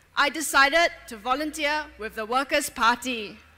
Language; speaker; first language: English; native; English